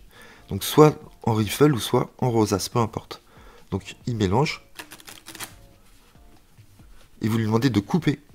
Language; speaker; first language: French; native; French